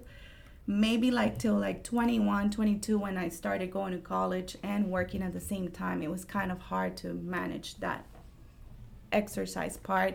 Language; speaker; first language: English; non-native, fluent; Spanish